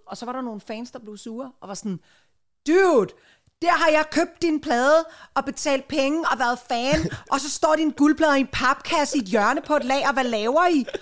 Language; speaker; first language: Danish; native; Danish